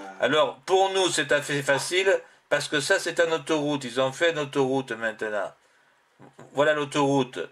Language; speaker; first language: French; native; French